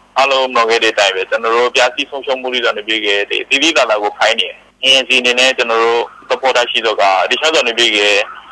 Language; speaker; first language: Burmese; native; Burmese